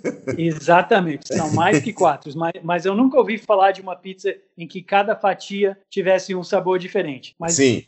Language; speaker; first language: Portuguese; non-native, fluent; English